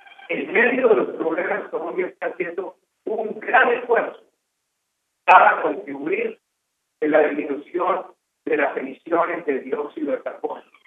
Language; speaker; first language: Spanish; native; Spanish